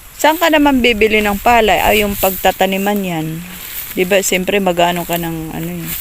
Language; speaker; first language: Filipino; native; Filipino